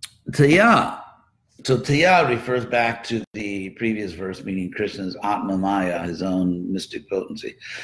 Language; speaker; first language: English; native; English